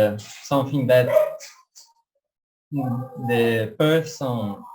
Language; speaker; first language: English; non-native, learner; Portuguese